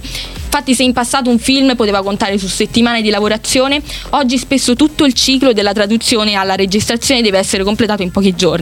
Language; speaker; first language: Italian; native; Italian